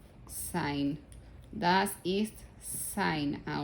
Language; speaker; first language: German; non-native, fluent; Spanish